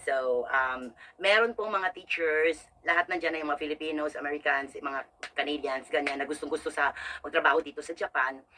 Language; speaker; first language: Filipino; native; Filipino